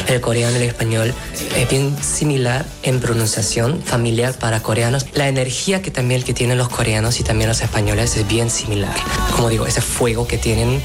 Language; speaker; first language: Spanish; non-native, fluent; Korean